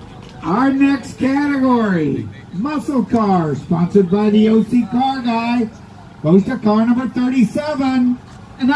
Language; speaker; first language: English; native; English